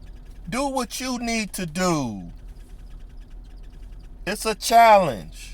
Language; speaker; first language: English; native; English